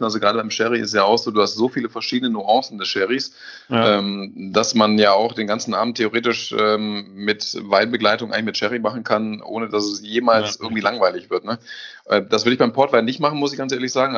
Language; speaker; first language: German; native; German